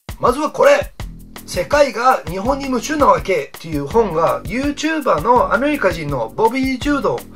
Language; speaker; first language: Japanese; non-native, fluent; English